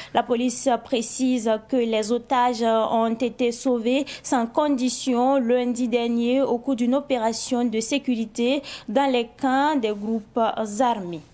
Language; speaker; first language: French; non-native, local second language; Mossi